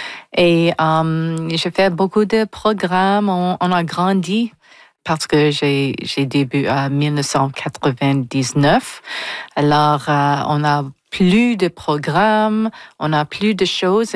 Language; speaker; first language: French; non-native, local second language; English